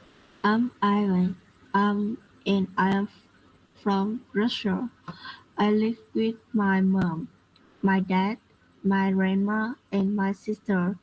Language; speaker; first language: English; non-native, learner; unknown